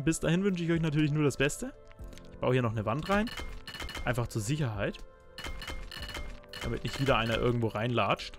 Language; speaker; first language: German; native; German